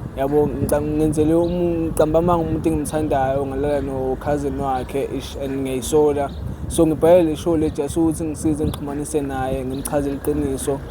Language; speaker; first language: Zulu; native; Zulu